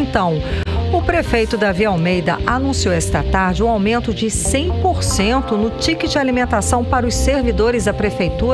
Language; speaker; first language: Portuguese; native; Portuguese